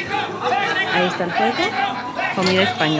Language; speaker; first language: Spanish; non-native, fluent; English